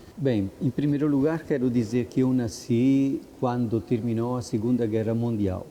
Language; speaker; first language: Portuguese; non-native, fluent; Italian